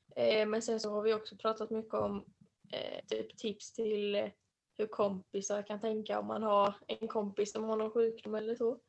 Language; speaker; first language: Swedish; native; Swedish